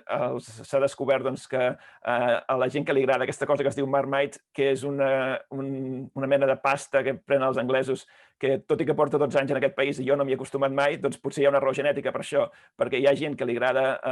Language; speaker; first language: Catalan; native; Catalan